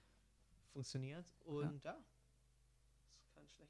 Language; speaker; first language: German; non-native, fluent; Italian